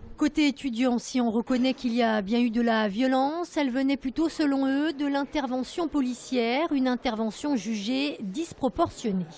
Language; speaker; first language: French; native; French